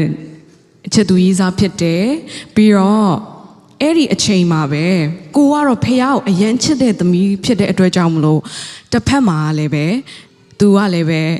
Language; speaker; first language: Burmese; non-native, local second language; Tedim Chin